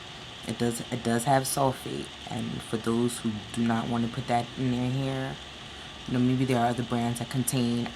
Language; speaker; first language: English; native; English